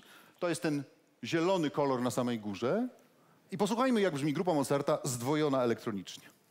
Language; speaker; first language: Polish; native; Polish